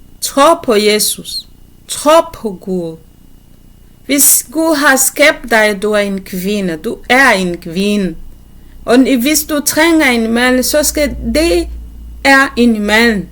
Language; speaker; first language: Danish; non-native, learner; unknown